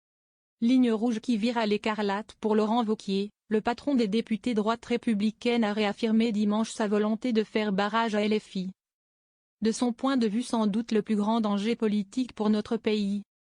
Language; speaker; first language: French; native; French